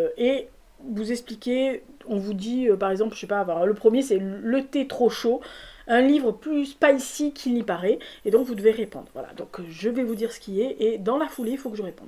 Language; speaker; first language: French; native; French